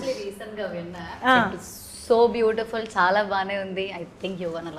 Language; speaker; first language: Telugu; non-native, learner; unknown